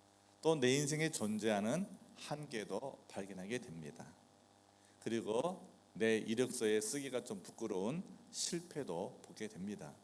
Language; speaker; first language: Korean; native; Korean